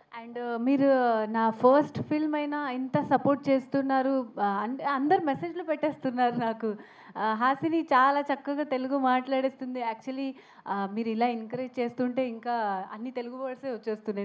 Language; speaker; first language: Telugu; non-native, fluent; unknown